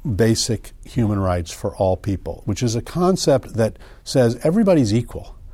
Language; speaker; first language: English; native; English